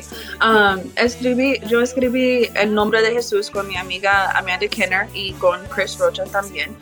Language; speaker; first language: Spanish; early bilingual, heritage; English